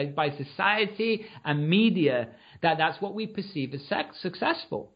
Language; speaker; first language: English; native; English